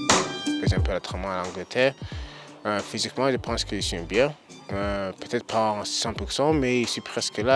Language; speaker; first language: French; early bilingual, heritage; English